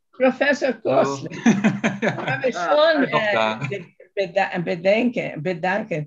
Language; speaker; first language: German; non-native, learner; Portuguese